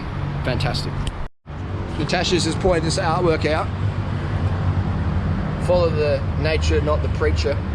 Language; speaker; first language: English; native; English